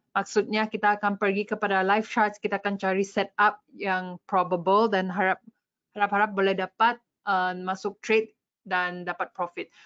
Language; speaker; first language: Malay; non-native, local second language; English